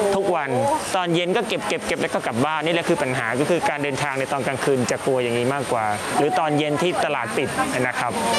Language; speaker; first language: Thai; non-native, fluent; Khmer